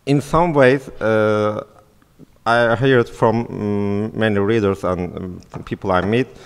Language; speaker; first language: English; non-native, fluent; Turkish